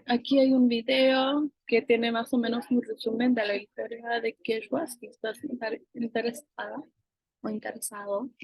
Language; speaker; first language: Spanish; non-native, fluent; English